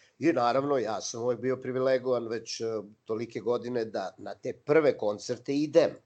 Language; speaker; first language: Serbian; native; Serbian